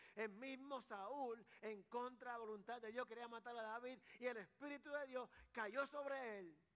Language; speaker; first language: Spanish; native; Spanish